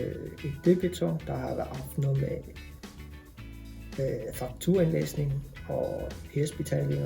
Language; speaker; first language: Danish; non-native, local second language; Kalaallisut